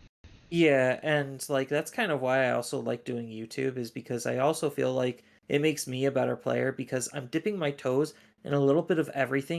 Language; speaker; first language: English; native; English